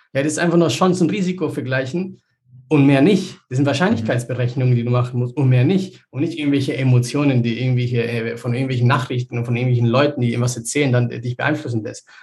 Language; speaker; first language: German; early bilingual, other home language; Spanish